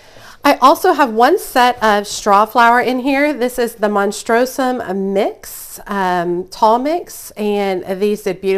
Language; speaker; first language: English; native; English